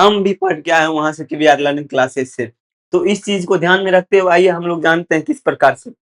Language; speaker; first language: Hindi; native; Hindi